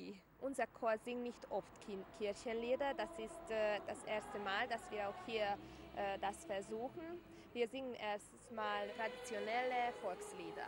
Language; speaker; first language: German; non-native, local second language; Hungarian